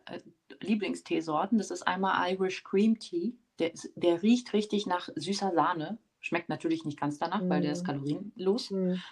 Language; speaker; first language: German; early bilingual, other home language; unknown